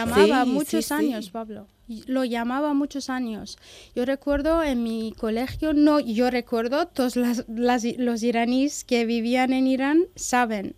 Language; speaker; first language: Spanish; non-native, fluent; Persian